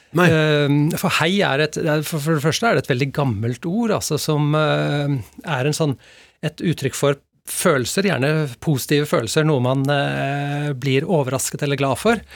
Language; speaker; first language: Norwegian; native; Norwegian